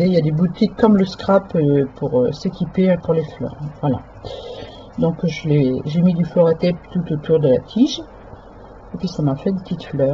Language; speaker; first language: French; native; French